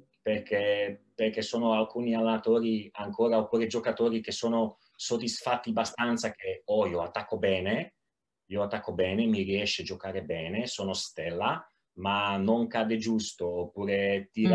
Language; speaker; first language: Italian; non-native, learner; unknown